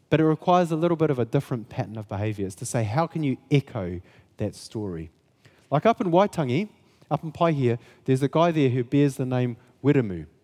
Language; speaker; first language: English; native; English